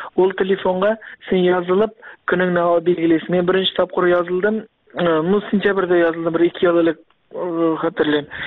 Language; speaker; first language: Tatar; early bilingual, heritage; Tatar